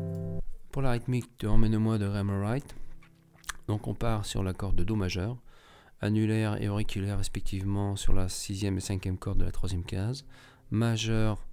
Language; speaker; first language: French; native; French